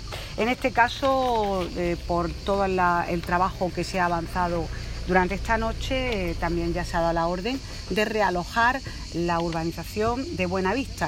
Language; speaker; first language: Spanish; native; Spanish